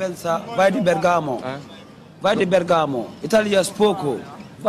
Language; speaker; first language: Italian; non-native, learner; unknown